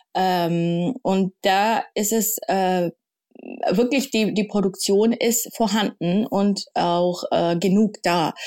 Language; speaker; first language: German; non-native, fluent; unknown